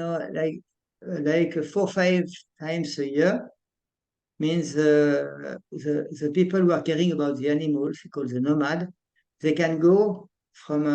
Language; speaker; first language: English; non-native, fluent; French